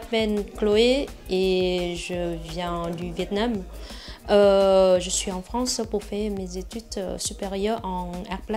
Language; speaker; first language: French; non-native, fluent; Vietnamese